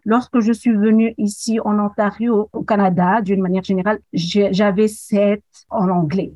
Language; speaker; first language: French; non-native, local second language; Arabic